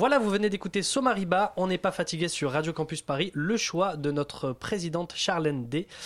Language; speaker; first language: French; native; French